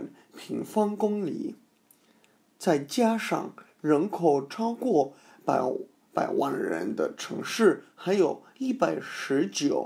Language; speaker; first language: Chinese; non-native, fluent; English